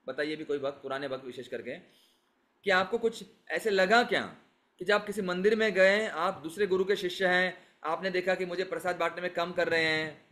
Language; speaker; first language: Hindi; non-native, local second language; Marathi